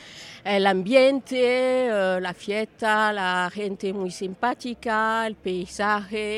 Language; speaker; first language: Spanish; early bilingual, other home language; French